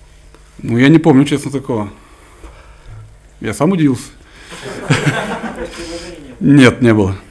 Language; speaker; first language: Russian; native; Russian